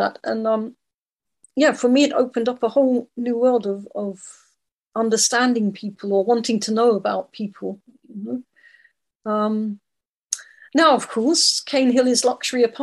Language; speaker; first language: English; native; English